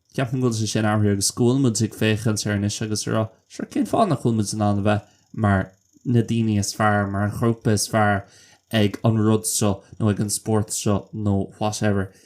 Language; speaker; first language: Irish; non-native, local second language; English